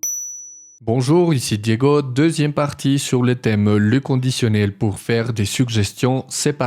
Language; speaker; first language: French; non-native, fluent; Spanish